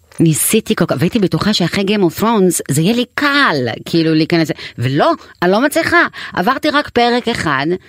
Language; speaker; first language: Hebrew; non-native, local second language; Arabic